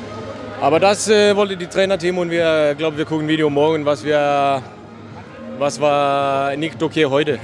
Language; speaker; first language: German; non-native, learner; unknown